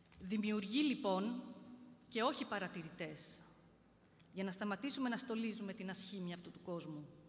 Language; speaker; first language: Greek; early bilingual, heritage; Greek